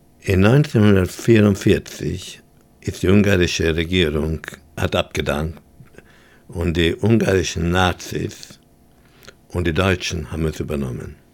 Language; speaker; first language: German; early bilingual, heritage; German